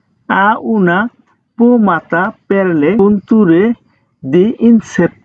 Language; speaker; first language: Italian; non-native, fluent; Bangla